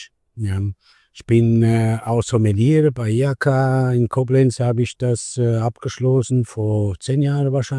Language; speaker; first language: German; non-native, fluent; Italian